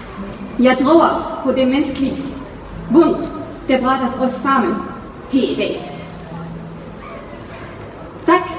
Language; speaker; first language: Danish; non-native, fluent; Arabic